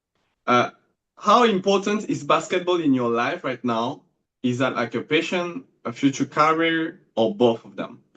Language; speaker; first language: English; non-native, fluent; French